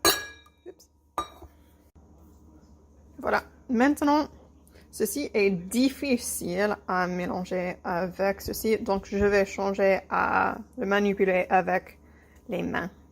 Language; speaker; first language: French; non-native, fluent; English